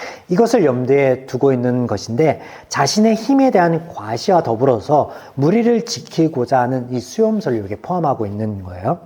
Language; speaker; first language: Korean; native; Korean